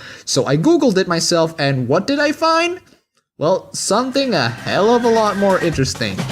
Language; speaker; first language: English; non-native, fluent; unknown